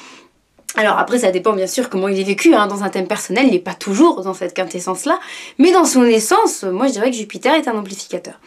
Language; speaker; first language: French; native; French